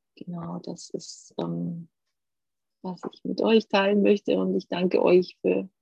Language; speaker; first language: German; non-native, fluent; Georgian